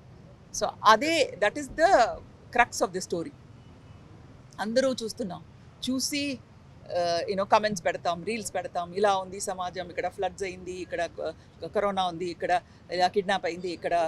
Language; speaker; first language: Telugu; non-native, local second language; Tamil